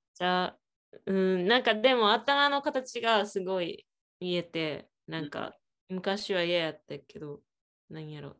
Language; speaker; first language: Japanese; native; Japanese